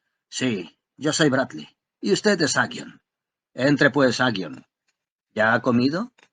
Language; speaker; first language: Spanish; native; Spanish